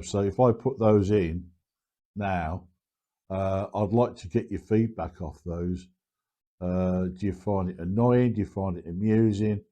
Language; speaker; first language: English; native; English